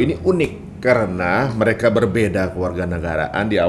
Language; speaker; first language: Indonesian; native; Indonesian